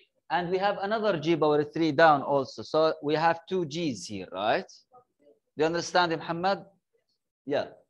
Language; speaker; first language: English; non-native, fluent; Arabic